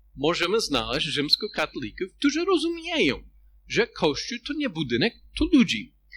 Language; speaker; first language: Polish; non-native, fluent; English